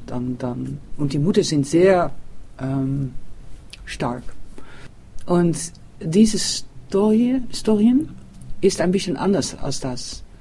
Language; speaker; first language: German; non-native, learner; Dutch